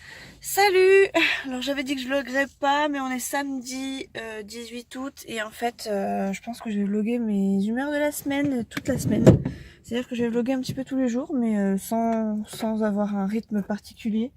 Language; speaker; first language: French; native; French